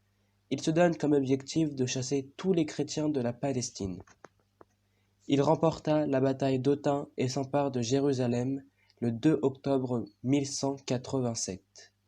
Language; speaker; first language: French; native; French